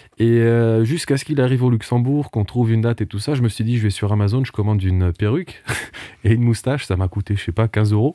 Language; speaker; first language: French; non-native, local second language; Portuguese